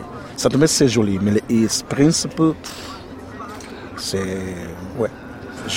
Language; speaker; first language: French; non-native, learner; Portuguese